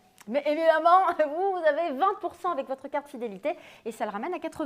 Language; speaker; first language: French; native; French